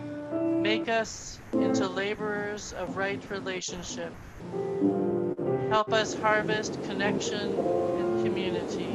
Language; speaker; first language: English; native; English